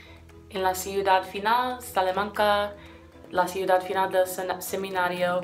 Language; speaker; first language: Spanish; non-native, learner; English